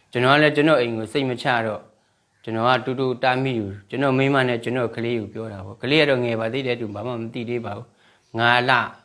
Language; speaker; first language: Burmese; non-native, local second language; Shan